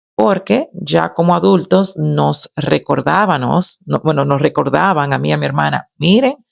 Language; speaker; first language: Spanish; early bilingual, other home language; English